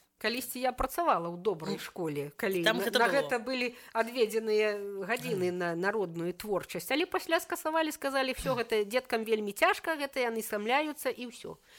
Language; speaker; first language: Belarusian; native; Belarusian